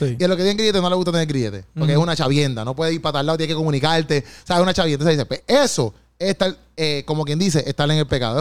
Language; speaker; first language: Spanish; native; Spanish